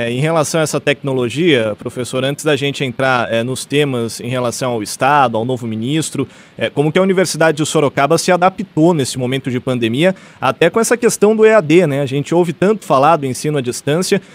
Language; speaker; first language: Portuguese; native; Portuguese